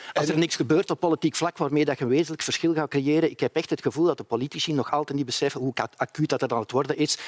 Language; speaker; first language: Dutch; native; Dutch